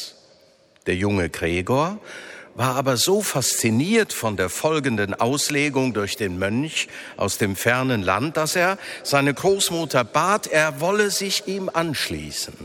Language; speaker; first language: German; native; German